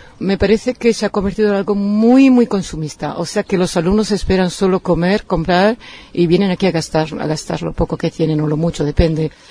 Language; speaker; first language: Spanish; early bilingual, heritage; Spanish